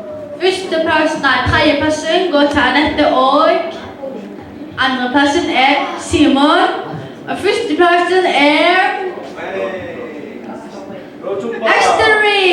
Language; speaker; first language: Norwegian; early bilingual, other home language; Hakha Chin